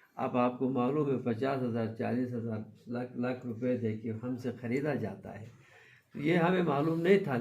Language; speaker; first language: Urdu; non-native, local second language; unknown